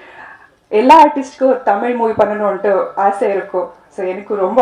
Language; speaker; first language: Tamil; non-native, learner; Kannada